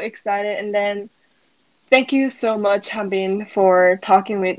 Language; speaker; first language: English; non-native, fluent; Korean